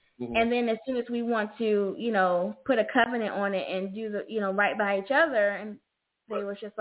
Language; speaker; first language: English; native; English